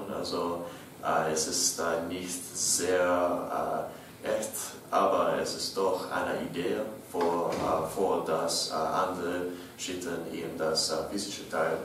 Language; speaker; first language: German; non-native, learner; English